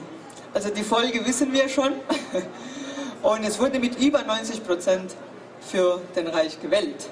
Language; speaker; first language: German; non-native, fluent; Spanish